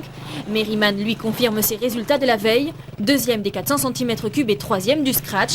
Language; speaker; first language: French; native; French